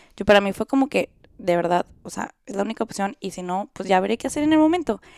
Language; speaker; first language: Spanish; native; Spanish